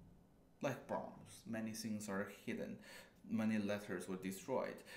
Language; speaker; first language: English; non-native, fluent; Chinese